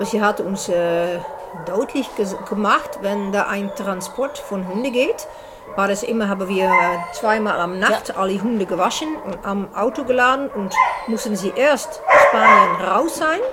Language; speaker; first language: German; non-native, learner; Dutch